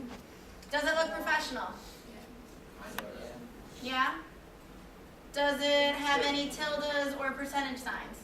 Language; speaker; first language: English; native; English